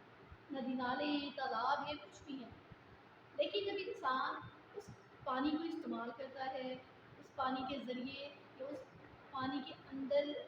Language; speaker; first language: Urdu; native; Urdu